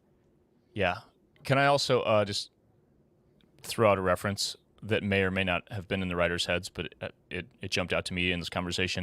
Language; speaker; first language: English; native; English